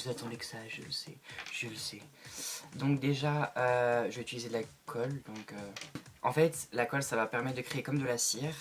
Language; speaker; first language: French; native; French